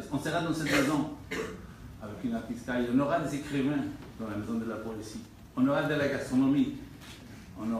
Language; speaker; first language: French; non-native, fluent; Spanish